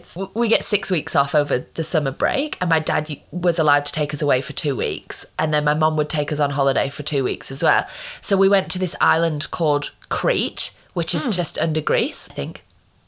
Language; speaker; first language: English; native; English